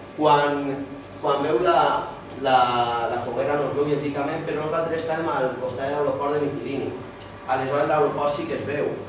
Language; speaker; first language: Catalan; native; Catalan